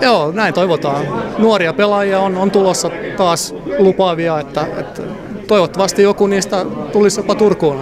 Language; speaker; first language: Finnish; non-native, local second language; Swedish